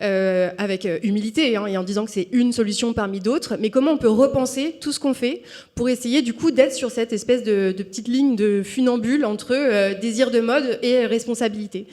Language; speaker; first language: French; native; French